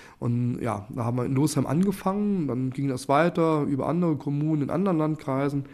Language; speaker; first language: German; native; German